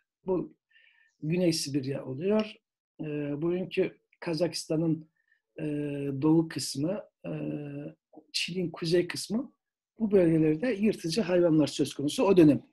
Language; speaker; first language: Turkish; native; Turkish